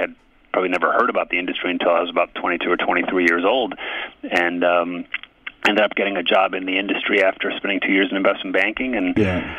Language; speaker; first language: English; native; English